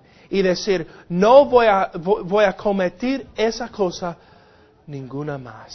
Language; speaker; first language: Spanish; non-native, fluent; English